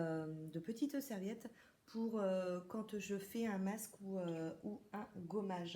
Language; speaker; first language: French; native; French